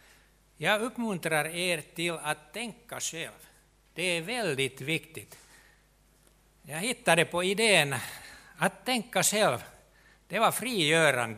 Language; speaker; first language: Swedish; non-native, local second language; Finnish